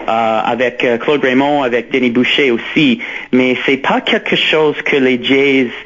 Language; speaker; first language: French; non-native, local second language; English